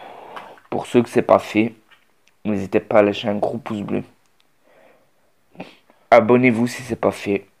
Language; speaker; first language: French; native; French